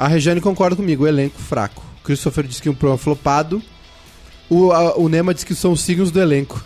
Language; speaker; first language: Portuguese; native; Portuguese